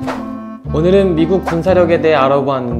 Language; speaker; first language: Korean; native; Korean